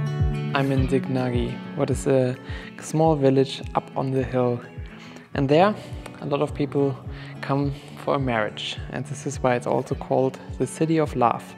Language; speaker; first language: English; non-native, fluent; German